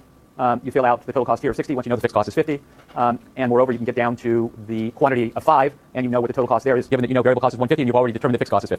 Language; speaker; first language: English; native; English